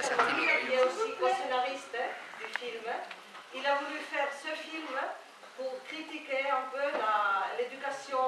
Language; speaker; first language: French; non-native, fluent; Spanish